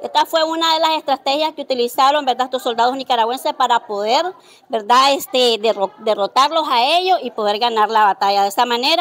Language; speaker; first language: Spanish; native; Spanish